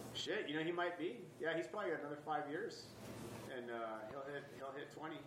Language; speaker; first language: English; native; English